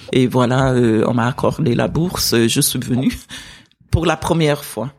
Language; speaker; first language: French; non-native, fluent; English